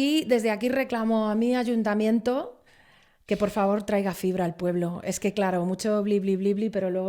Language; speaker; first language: Spanish; native; Spanish